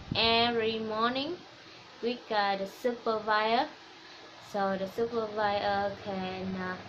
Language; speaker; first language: English; non-native, learner; Vietnamese